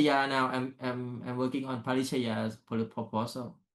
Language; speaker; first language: English; non-native, learner; Thai